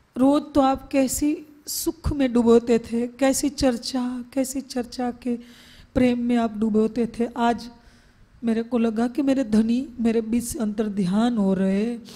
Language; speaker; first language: Hindi; non-native, local second language; Gujarati